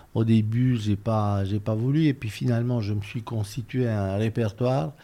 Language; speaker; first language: French; non-native, fluent; Romanian